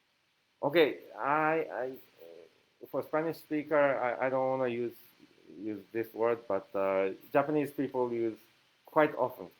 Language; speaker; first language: English; non-native, fluent; Japanese